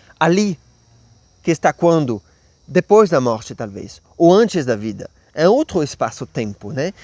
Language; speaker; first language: Portuguese; non-native, fluent; French